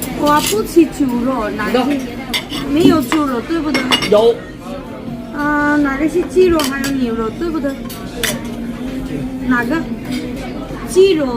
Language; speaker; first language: Chinese; non-native, learner; Bangla